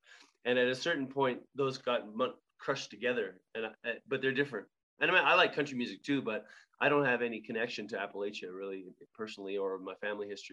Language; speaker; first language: English; native; English